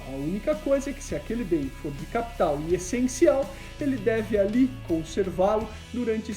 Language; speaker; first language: Portuguese; native; Portuguese